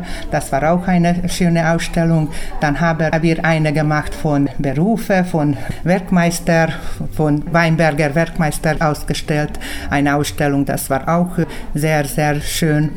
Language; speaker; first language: German; early bilingual, heritage; German